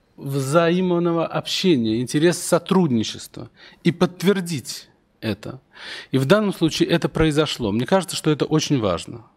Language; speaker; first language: Russian; native; Russian